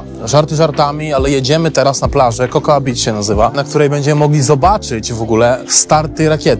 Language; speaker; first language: Polish; native; Polish